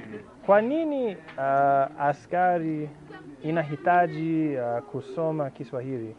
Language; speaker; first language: Swahili; non-native, learner; English